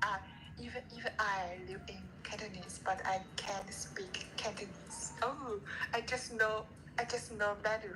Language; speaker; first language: English; non-native, learner; Chinese